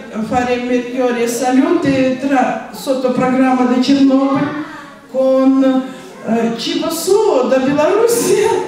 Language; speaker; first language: Italian; non-native, learner; Russian